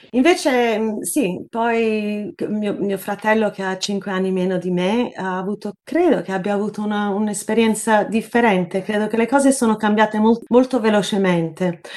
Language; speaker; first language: Italian; early bilingual, heritage; Italian